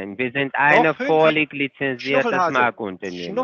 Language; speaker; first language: German; non-native, fluent; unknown